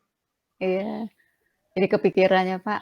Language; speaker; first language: Indonesian; non-native, local second language; Sundanese